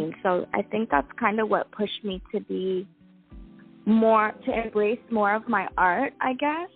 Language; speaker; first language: English; native; English